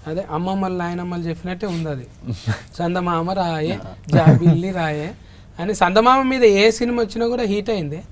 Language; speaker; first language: Telugu; native; Telugu